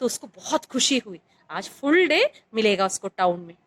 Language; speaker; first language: Hindi; non-native, fluent; Malayalam